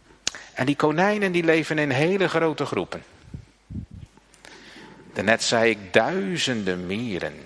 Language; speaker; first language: Dutch; native; Dutch